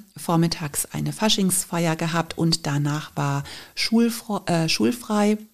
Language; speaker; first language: German; native; German